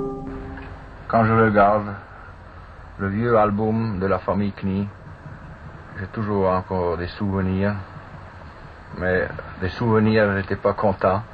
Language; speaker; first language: French; non-native, fluent; German